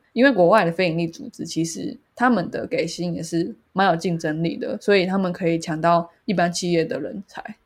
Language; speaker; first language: Chinese; native; Chinese